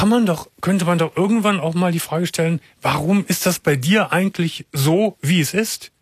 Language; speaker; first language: German; native; German